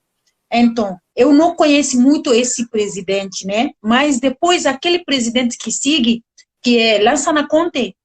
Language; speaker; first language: Portuguese; non-native, learner; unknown